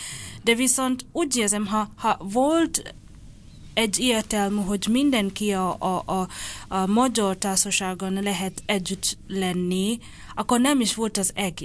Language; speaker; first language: Hungarian; non-native, learner; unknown